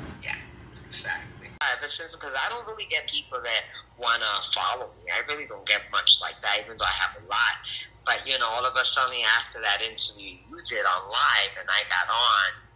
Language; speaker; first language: English; early bilingual, other home language; Spanish